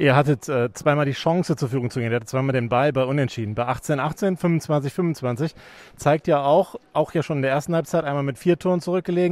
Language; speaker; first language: German; native; German